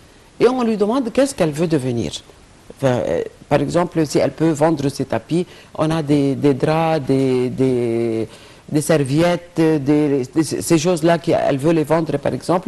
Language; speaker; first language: French; non-native, fluent; Arabic